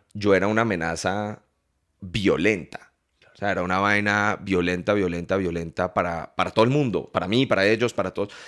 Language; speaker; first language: Spanish; early bilingual, heritage; English